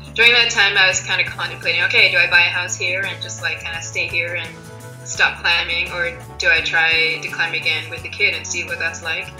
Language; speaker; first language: English; native; English